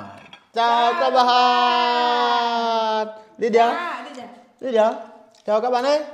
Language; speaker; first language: Vietnamese; non-native, learner; Portuguese